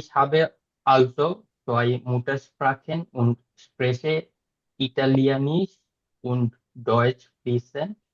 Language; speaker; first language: German; non-native, learner; Bangla